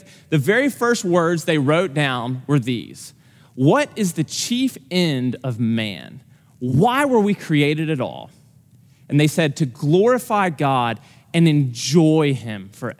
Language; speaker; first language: English; native; English